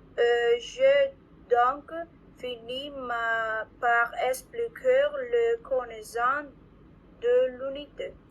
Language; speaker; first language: French; non-native, learner; Spanish